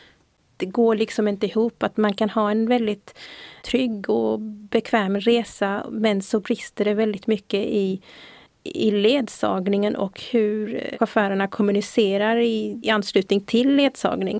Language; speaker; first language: Swedish; native; Swedish